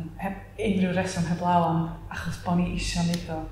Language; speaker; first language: Welsh; native; Welsh